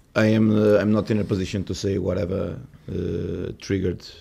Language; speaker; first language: English; non-native, fluent; Portuguese